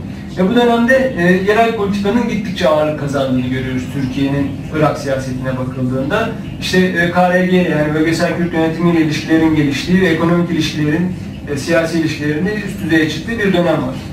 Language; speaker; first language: Turkish; native; Turkish